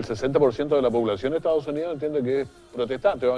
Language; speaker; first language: Spanish; native; Spanish